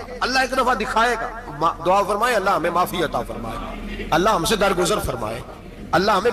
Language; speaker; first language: Hindi; non-native, local second language; Punjabi